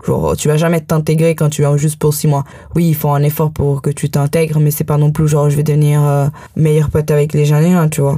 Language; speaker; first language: French; early bilingual, heritage; French